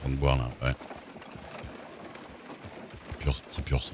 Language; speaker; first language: French; native; French